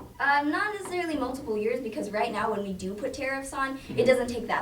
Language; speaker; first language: English; native; English